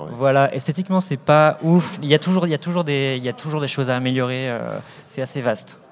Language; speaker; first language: French; native; French